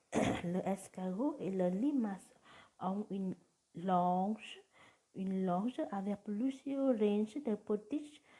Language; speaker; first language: French; non-native, learner; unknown